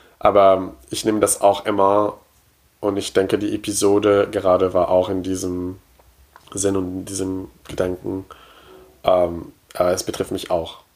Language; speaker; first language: German; non-native, fluent; French